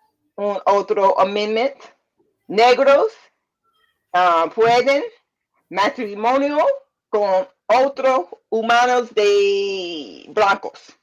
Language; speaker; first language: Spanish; non-native, learner; English